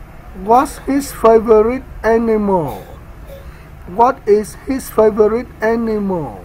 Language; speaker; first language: English; non-native, learner; Vietnamese